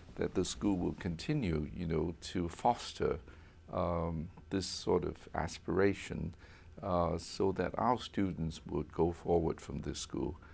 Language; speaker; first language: English; non-native, local second language; Cantonese